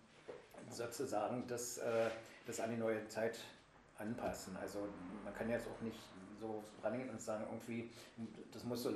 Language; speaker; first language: German; native; German